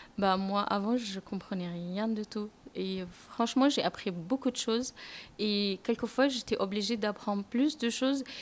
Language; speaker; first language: French; non-native, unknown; Arabic